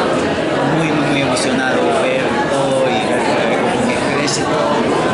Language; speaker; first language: Spanish; non-native, fluent; Hebrew